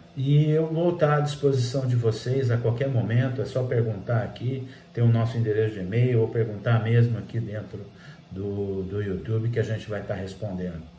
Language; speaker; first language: Portuguese; native; Portuguese